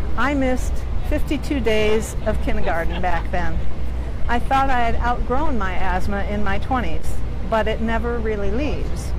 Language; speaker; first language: English; native; English